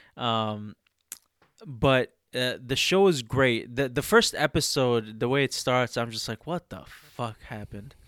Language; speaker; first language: English; early bilingual, other home language; Arabic